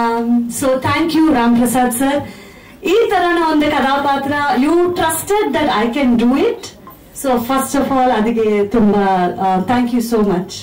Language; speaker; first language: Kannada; non-native, fluent; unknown